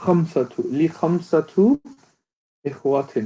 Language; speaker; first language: Arabic; non-native, learner; English